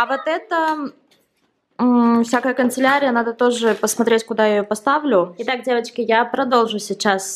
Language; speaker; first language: Russian; native; Russian